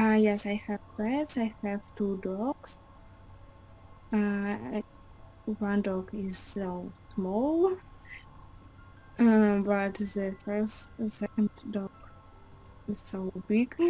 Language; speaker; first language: English; non-native, learner; Russian